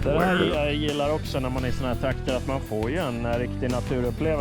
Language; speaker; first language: Swedish; native; Swedish